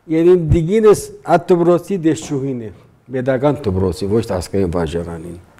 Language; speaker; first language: Armenian; early bilingual, heritage; Armenian